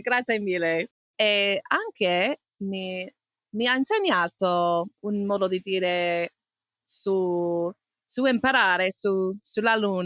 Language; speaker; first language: Italian; non-native, learner; English